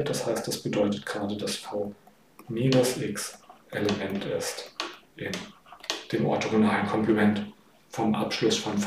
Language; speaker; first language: German; native; German